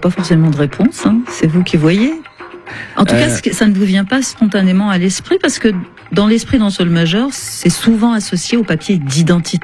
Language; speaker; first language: French; native; French